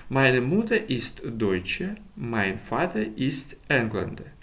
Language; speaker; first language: German; non-native, fluent; Ukrainian